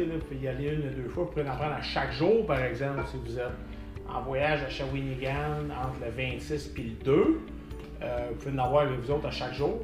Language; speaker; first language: French; native; French